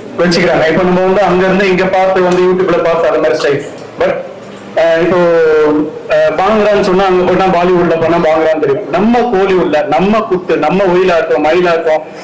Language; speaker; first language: Tamil; native; Tamil